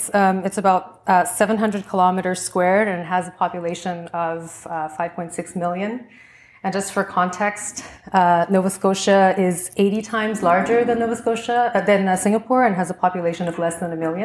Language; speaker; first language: English; native; English